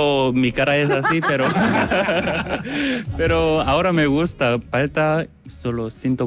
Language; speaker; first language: Spanish; non-native, learner; Korean